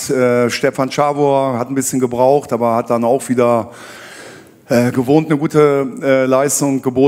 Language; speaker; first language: German; native; German